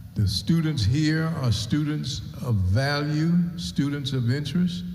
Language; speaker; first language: English; native; English